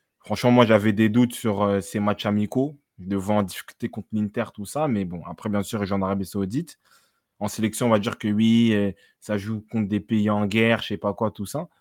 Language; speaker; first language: French; native; French